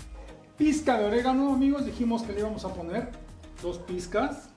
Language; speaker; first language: Spanish; native; Spanish